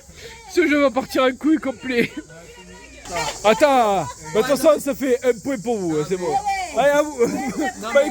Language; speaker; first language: French; native; French